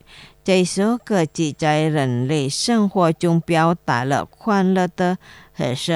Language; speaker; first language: Chinese; non-native, learner; Indonesian